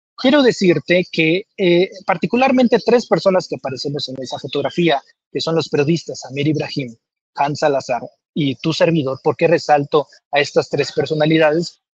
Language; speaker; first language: Spanish; native; Spanish